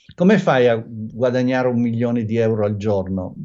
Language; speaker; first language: Italian; native; Italian